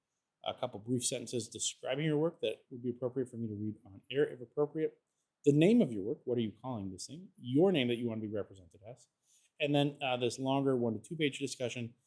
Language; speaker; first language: English; native; English